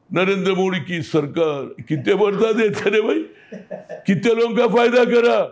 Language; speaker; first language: Hindi; non-native, local second language; Telugu